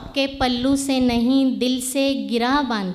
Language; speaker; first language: Hindi; native; Hindi